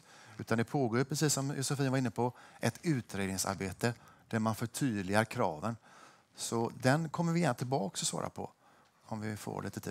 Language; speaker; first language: Swedish; native; Swedish